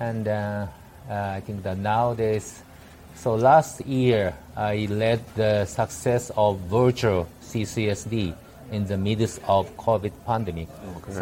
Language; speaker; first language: English; non-native, learner; Japanese